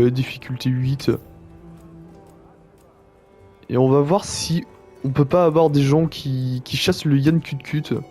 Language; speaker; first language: French; native; French